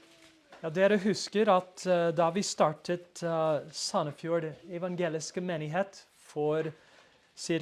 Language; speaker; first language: Norwegian; non-native, fluent; English